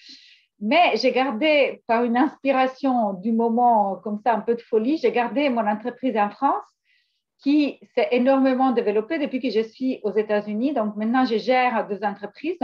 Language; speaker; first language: French; non-native, fluent; Italian